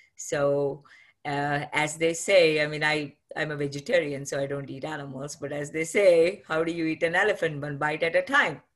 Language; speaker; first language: English; non-native, local second language; Marathi